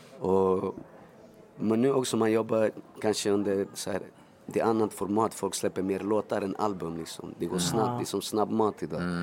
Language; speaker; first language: Swedish; early bilingual, other home language; Spanish